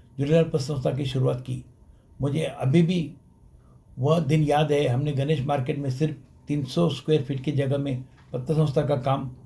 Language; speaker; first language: Hindi; non-native, local second language; Sindhi